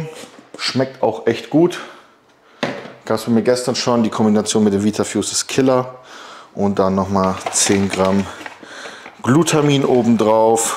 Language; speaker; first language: German; native; German